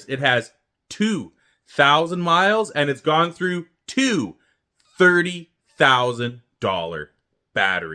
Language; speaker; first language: English; native; English